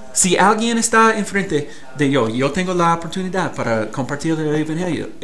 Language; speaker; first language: Spanish; non-native, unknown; English